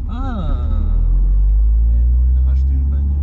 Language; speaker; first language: French; native; French